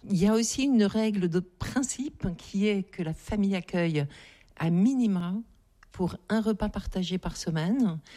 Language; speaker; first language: French; native; French